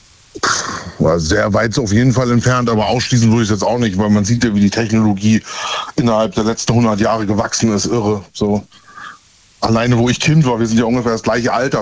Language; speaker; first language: German; native; German